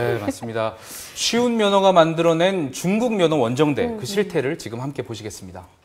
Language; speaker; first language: Korean; native; Korean